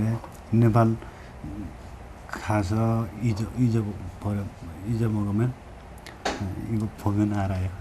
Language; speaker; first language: Korean; non-native, learner; Nepali